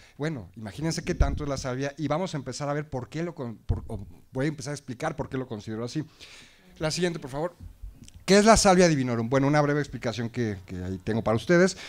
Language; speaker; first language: Spanish; native; Spanish